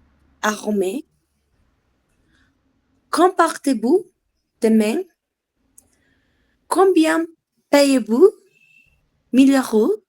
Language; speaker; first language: French; non-native, learner; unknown